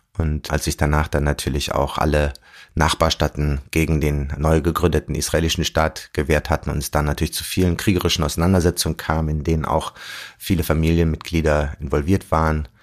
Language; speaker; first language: German; early bilingual, other home language; Arabic